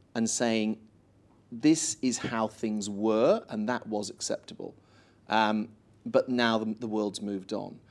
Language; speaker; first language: English; native; English